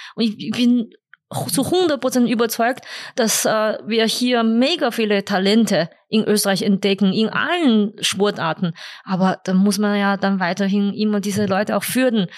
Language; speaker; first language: German; non-native, fluent; Chinese